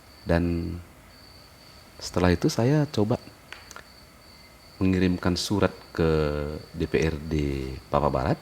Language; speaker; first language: Indonesian; native; Indonesian